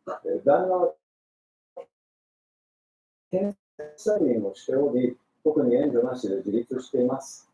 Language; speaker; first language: Japanese; native; Japanese